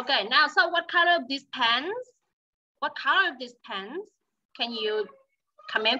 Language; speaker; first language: English; non-native, learner; Vietnamese